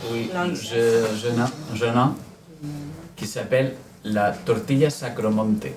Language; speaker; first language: French; non-native, learner; Spanish